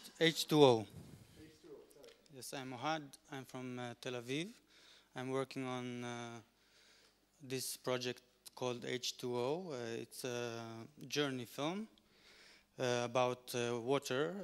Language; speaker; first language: English; non-native, fluent; Hebrew